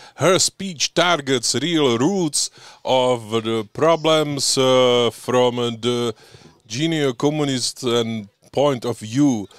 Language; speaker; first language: English; non-native, learner; Czech